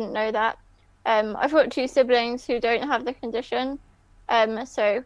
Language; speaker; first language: English; native; English